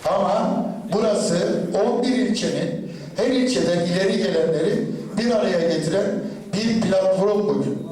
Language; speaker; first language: Turkish; native; Turkish